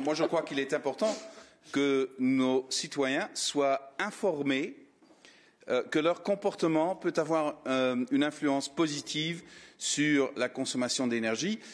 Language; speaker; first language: French; non-native, fluent; Dutch